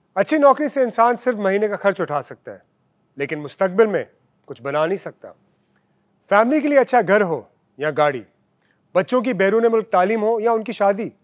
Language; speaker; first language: Urdu; native; Urdu